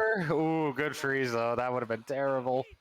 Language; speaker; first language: English; native; English